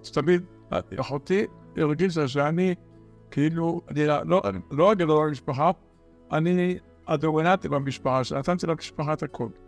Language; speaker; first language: Hebrew; early bilingual, other home language; Arabic